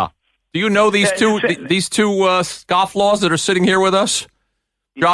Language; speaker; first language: English; native; English